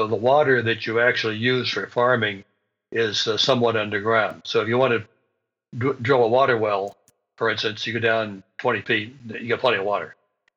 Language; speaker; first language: English; native; English